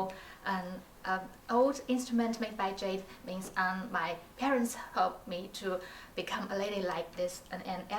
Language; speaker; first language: English; non-native, learner; Chinese